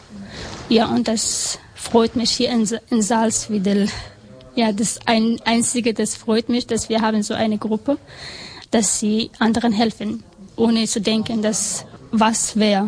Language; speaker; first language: German; non-native, learner; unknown